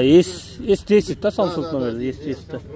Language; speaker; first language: Russian; non-native, learner; Kyrgyz